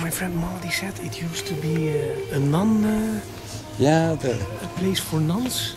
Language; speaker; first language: English; non-native, fluent; Dutch